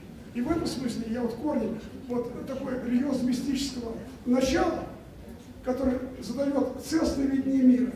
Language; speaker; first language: Russian; native; Russian